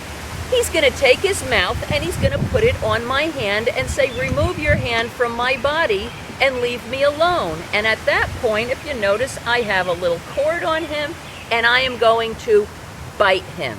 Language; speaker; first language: English; native; English